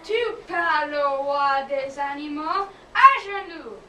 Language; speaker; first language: French; non-native, learner; English